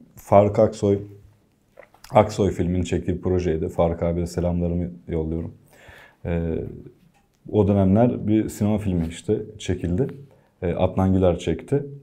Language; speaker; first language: Turkish; native; Turkish